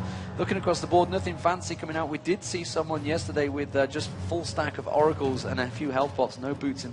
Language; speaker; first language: English; native; English